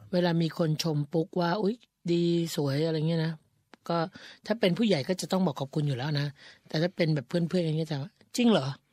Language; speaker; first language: Thai; native; Thai